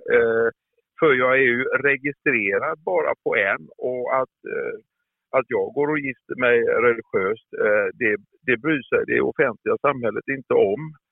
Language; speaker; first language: Swedish; native; Swedish